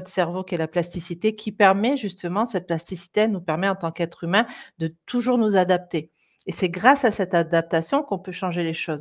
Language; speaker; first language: French; native; French